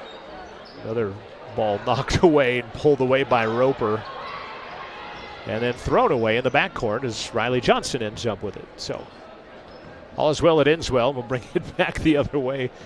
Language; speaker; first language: English; native; English